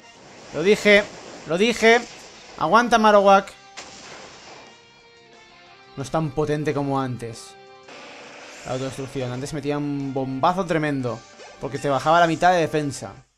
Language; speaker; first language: Spanish; native; Spanish